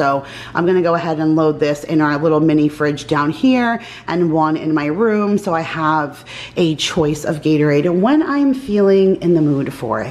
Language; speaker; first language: English; native; English